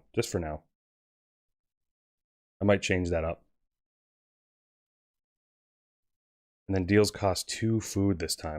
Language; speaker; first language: English; native; English